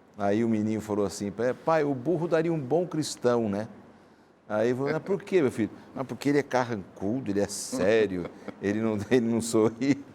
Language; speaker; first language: Portuguese; native; Portuguese